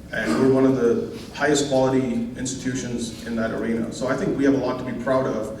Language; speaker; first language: English; non-native, local second language; Hindi